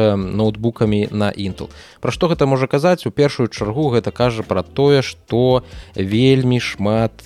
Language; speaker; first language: Belarusian; native; Belarusian